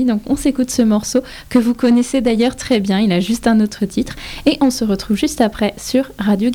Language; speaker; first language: French; native; French